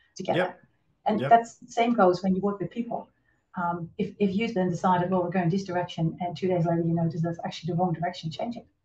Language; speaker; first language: English; non-native, fluent; Dutch